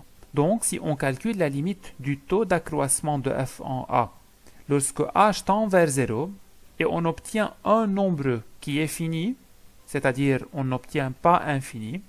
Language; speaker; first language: French; non-native, local second language; Arabic